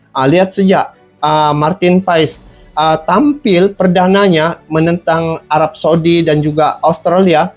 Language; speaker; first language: Malay; native; Malay